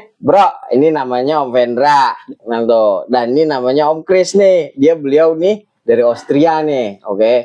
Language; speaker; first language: Indonesian; native; Indonesian